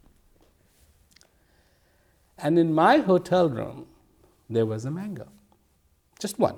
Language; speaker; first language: English; non-native, local second language; Hindi